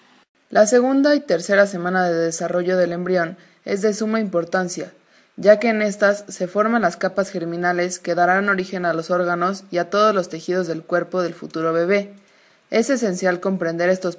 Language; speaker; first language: Spanish; native; Spanish